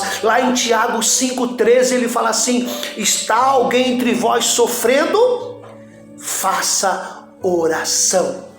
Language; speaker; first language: Portuguese; native; Portuguese